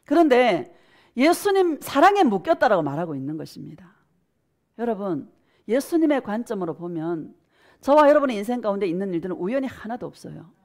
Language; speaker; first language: Korean; native; Korean